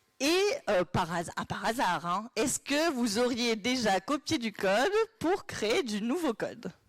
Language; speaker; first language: French; non-native, fluent; Spanish